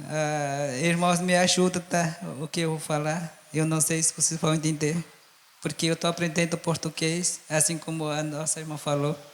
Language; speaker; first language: Portuguese; non-native, local second language; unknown